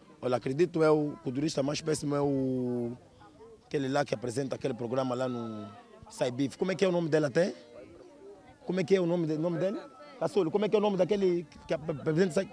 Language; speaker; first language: Portuguese; non-native, local second language; Kongo